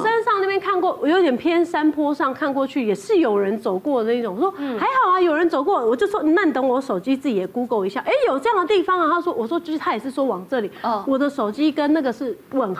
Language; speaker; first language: Chinese; native; Chinese